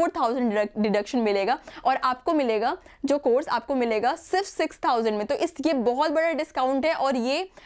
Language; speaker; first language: Hindi; native; Hindi